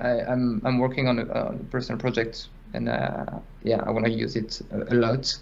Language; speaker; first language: English; non-native, fluent; French